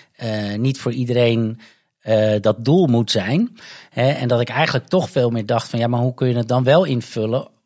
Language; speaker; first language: Dutch; native; Dutch